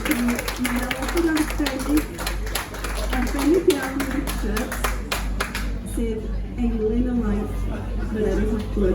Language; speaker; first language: Welsh; native; Welsh